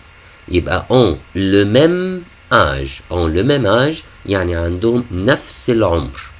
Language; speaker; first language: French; non-native, fluent; Arabic